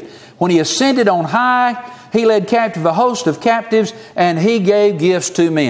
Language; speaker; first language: English; native; English